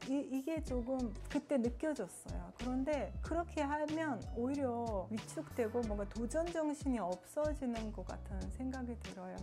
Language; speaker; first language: Korean; non-native, fluent; Azerbaijani